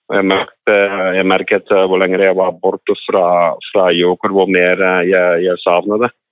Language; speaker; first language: Norwegian; non-native, fluent; Dutch